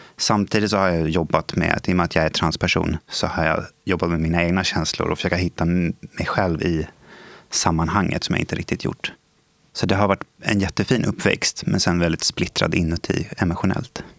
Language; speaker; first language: Swedish; native; Swedish